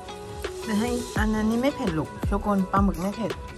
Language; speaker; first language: Swedish; non-native, learner; Thai